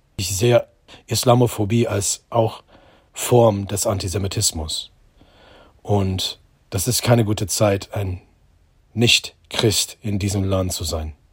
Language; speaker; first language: German; non-native, fluent; English